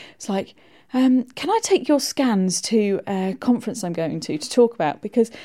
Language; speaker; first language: English; native; English